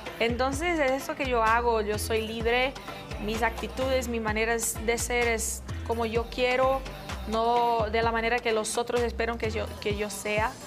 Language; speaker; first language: Spanish; non-native, fluent; Portuguese